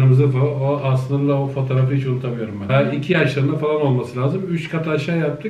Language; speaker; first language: Turkish; native; Turkish